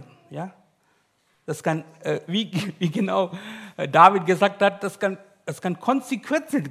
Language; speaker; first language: German; non-native, learner; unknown